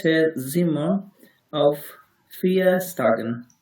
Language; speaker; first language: German; non-native, learner; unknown